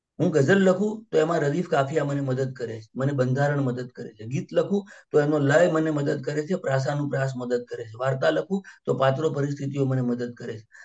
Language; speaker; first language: Gujarati; native; Gujarati